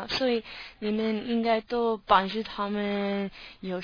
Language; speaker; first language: Chinese; non-native, learner; English